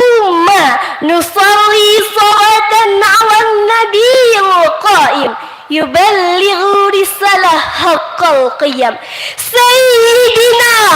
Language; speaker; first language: Arabic; non-native, learner; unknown